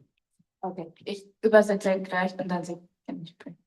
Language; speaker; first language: German; non-native, fluent; Japanese